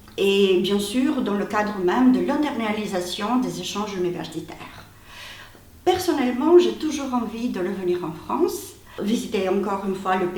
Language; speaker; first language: French; non-native, fluent; Albanian